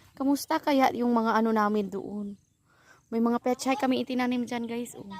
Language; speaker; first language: Filipino; non-native, local second language; Cebuano